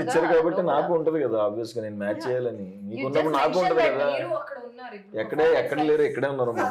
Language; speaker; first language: Telugu; native; Telugu